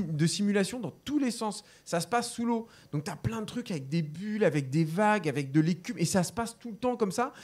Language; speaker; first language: French; native; French